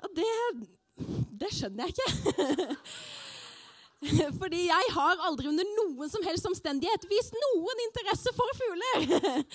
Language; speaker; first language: Norwegian; native; Norwegian